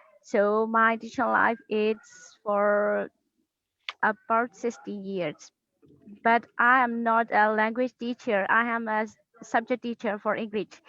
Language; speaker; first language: English; non-native, learner; Burmese